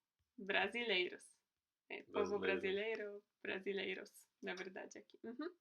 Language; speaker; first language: Portuguese; non-native, fluent; Polish